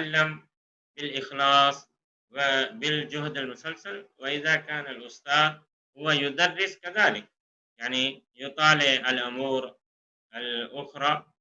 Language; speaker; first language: Arabic; non-native, fluent; Urdu